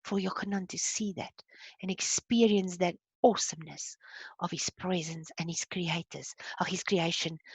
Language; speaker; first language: English; non-native, local second language; Afrikaans